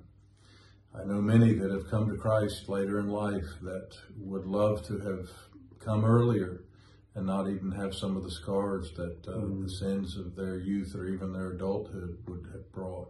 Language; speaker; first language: English; native; English